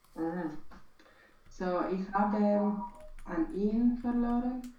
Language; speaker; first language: German; non-native, learner; Romanian